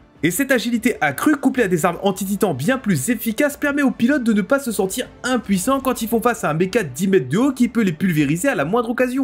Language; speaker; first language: French; native; French